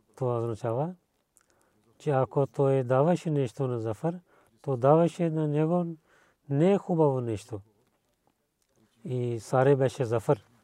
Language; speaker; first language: Bulgarian; non-native, learner; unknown